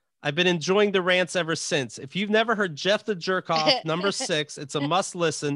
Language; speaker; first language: English; native; English